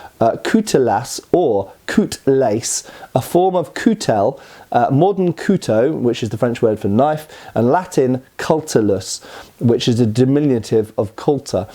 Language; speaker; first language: English; native; English